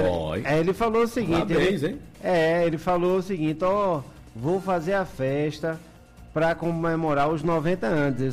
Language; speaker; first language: Portuguese; native; Portuguese